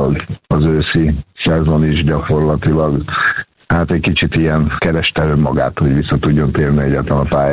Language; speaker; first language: Hungarian; native; Hungarian